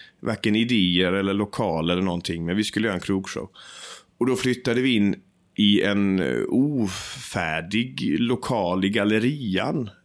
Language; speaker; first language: Swedish; native; Swedish